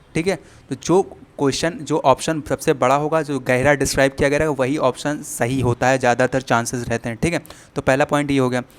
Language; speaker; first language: Hindi; native; Hindi